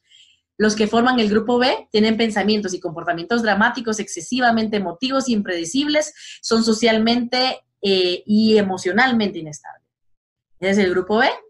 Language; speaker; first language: Spanish; native; Spanish